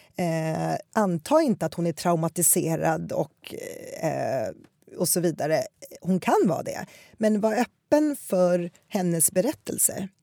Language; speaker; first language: Swedish; native; Swedish